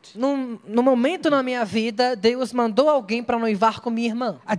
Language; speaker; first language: Portuguese; non-native, fluent; Arabic